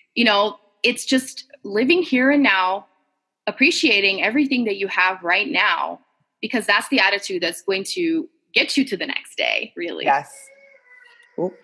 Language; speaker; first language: English; non-native, fluent; Portuguese